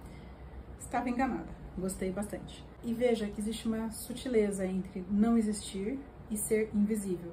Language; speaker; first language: Portuguese; native; Portuguese